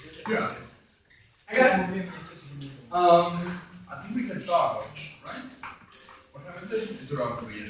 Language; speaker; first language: English; non-native, fluent; German